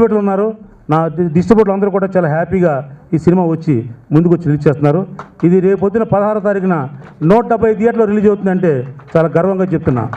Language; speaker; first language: Telugu; native; Telugu